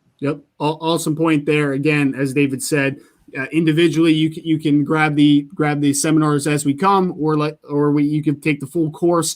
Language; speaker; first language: English; native; English